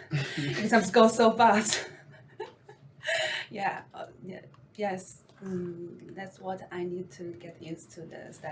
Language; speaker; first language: English; non-native, learner; Chinese